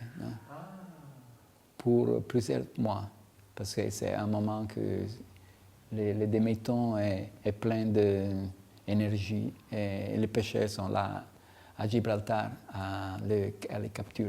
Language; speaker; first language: French; non-native, fluent; Italian